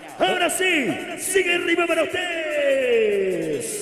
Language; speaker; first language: Spanish; native; Spanish